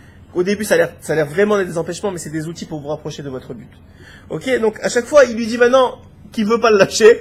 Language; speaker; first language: French; native; French